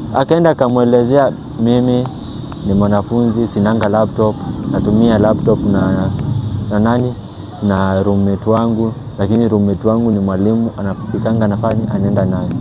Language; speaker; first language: Swahili; native; Swahili